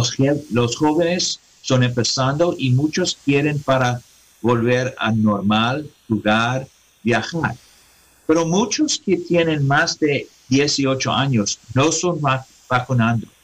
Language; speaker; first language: Spanish; non-native, learner; English